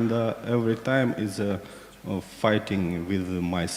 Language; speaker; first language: English; non-native, learner; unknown